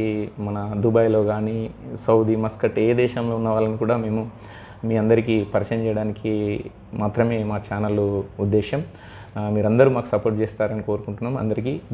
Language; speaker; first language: Telugu; native; Telugu